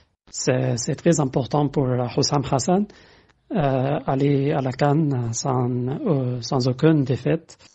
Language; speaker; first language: French; non-native, fluent; Arabic